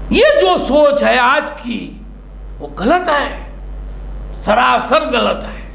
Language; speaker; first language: Hindi; non-native, local second language; Gujarati